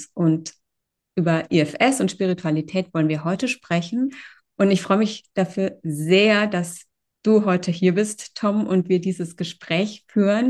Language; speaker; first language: German; native; German